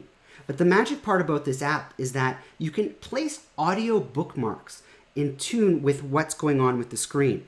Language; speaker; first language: English; native; English